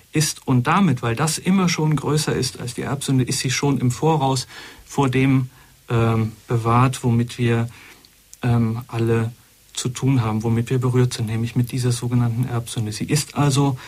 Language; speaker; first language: German; native; German